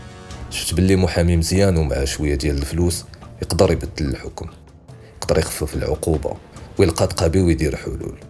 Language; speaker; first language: Arabic; native; Arabic